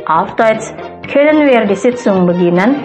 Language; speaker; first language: German; non-native, fluent; Indonesian